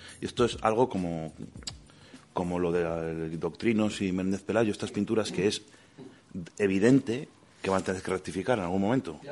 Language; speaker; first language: Spanish; native; Spanish